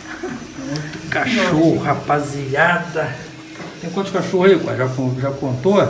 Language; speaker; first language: Portuguese; native; Portuguese